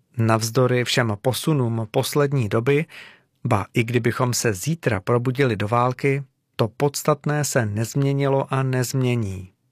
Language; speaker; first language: Czech; native; Czech